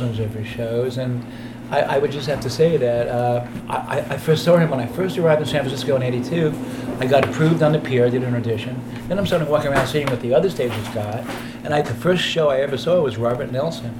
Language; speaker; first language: English; native; English